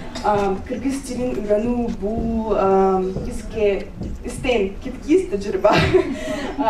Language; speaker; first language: Kyrgyz; non-native, learner; Russian